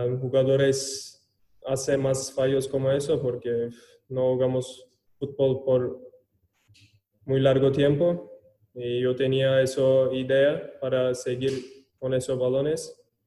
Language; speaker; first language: Spanish; non-native, learner; Turkish